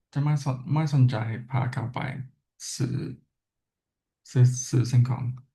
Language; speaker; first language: Thai; non-native, learner; English